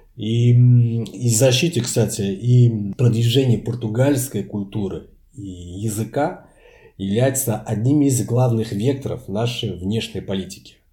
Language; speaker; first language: Russian; non-native, fluent; Portuguese